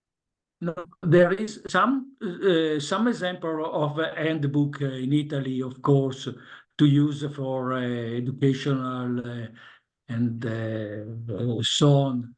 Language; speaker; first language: English; non-native, learner; Italian